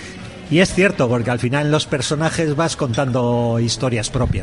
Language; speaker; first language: Spanish; native; Spanish